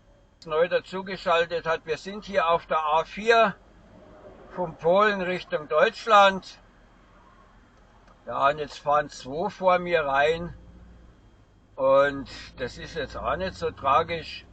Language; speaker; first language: German; native; German